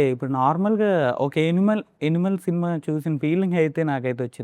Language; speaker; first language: Telugu; native; Telugu